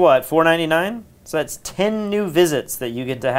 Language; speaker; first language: English; native; English